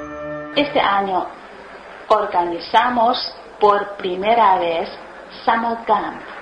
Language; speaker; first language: Spanish; non-native, learner; Chinese